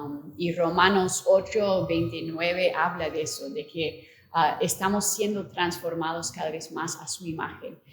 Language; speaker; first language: Spanish; non-native, fluent; English